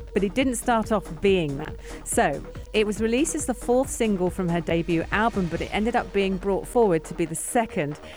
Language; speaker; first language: English; native; English